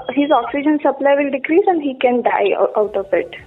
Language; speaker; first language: English; non-native, local second language; Kannada